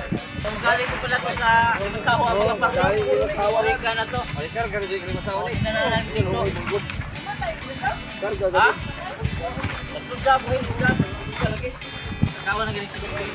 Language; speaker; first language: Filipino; non-native, local second language; Hiligaynon